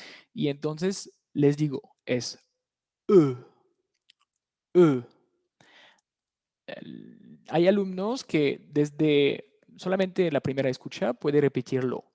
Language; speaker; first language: Spanish; non-native, fluent; French